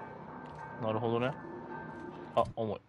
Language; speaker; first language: Japanese; native; Japanese